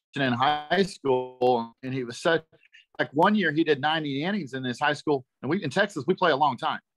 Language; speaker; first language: English; native; English